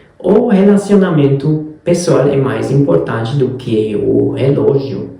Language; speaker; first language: Portuguese; non-native, fluent; Hungarian